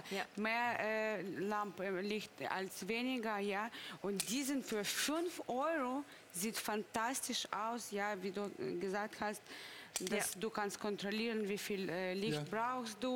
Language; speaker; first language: German; non-native, fluent; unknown